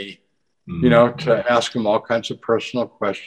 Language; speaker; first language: English; native; English